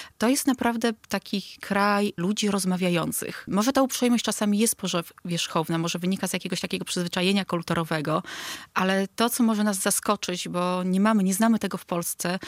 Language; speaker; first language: Polish; native; Polish